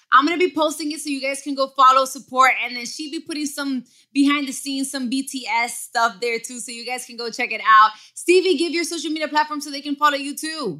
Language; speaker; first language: English; early bilingual, other home language; Spanish